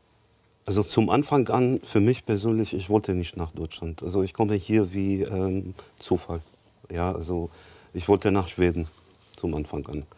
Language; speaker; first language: German; non-native, learner; Arabic